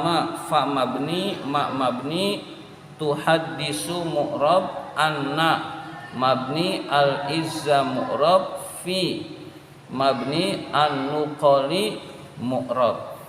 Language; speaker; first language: Arabic; non-native, fluent; Indonesian